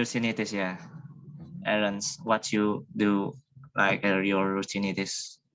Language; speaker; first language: English; non-native, learner; Indonesian